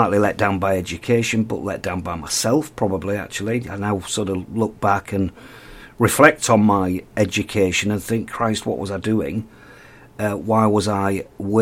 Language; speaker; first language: English; native; English